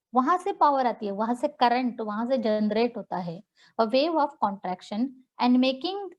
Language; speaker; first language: Hindi; non-native, local second language; Marathi